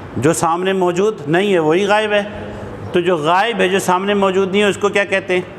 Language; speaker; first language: Urdu; native; Urdu